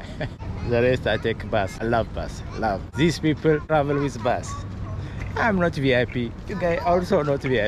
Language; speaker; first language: English; non-native, learner; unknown